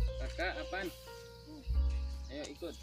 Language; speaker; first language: Indonesian; native; Indonesian